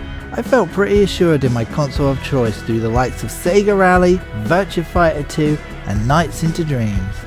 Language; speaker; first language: English; native; English